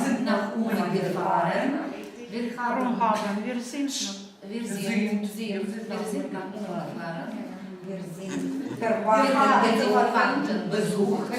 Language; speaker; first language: German; non-native, fluent; Ukrainian